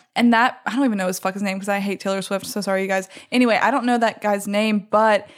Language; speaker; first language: English; native; English